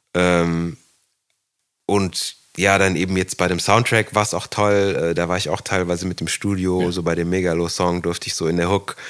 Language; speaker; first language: German; native; German